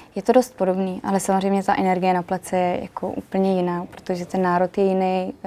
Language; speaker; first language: Czech; early bilingual, other home language; Macedonian